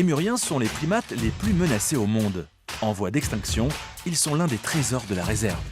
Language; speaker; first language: French; native; French